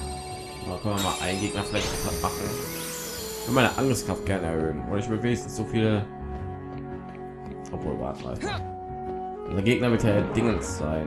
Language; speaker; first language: German; native; German